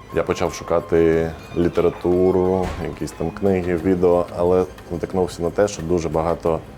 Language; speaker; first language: Ukrainian; native; Ukrainian